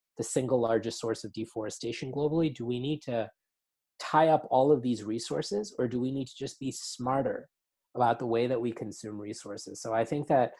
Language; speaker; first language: English; native; English